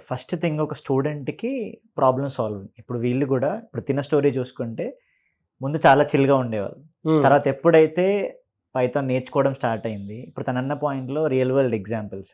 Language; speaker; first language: Telugu; native; Telugu